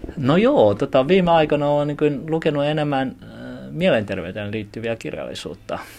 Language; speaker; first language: Finnish; early bilingual, other home language; Chinese